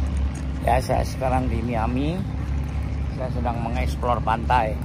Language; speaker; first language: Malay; non-native, local second language; Javanese